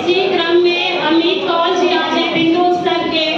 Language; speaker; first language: Hindi; native; Hindi